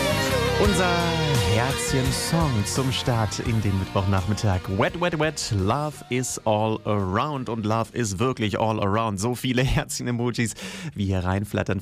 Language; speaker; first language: German; native; German